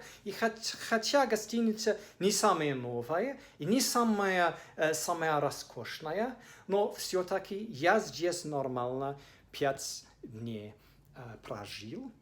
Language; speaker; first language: Russian; non-native, fluent; English